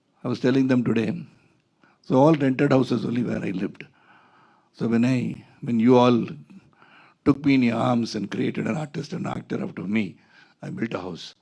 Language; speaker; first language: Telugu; non-native, local second language; Tamil